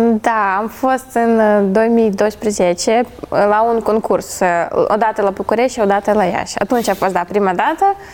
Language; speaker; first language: Romanian; non-native, fluent; Ukrainian